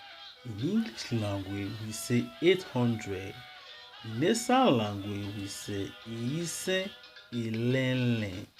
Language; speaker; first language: English; non-native, local second language; Esan